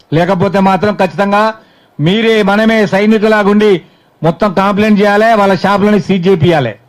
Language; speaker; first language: Telugu; native; Telugu